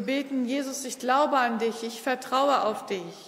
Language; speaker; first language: German; native; German